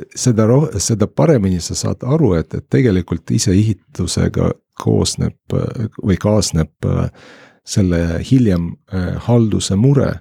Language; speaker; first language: Estonian; non-native, local second language; Russian